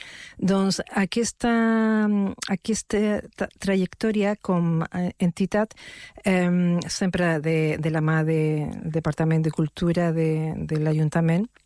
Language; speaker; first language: Catalan; non-native, fluent; Spanish